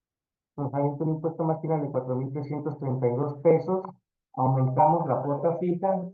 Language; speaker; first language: Spanish; native; Spanish